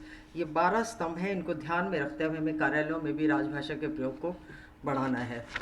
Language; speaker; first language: Hindi; native; Hindi